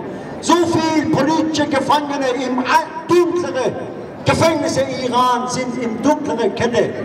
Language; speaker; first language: German; non-native, fluent; Persian